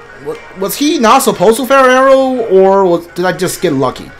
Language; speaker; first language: English; native; English